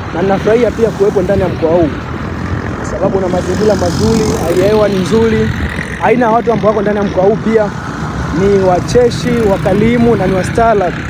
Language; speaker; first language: Swahili; native; Swahili